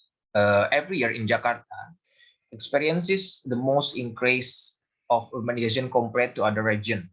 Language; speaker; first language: English; non-native, learner; Indonesian